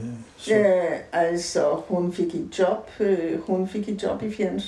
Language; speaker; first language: Danish; native; Danish